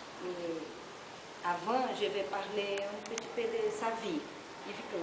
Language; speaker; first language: French; non-native, learner; Portuguese